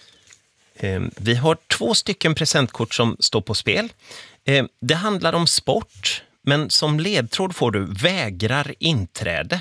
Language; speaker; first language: Swedish; native; Swedish